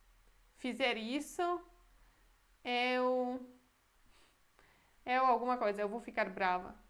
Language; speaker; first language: Portuguese; non-native, fluent; Polish